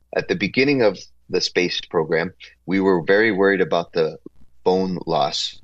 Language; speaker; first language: English; native; English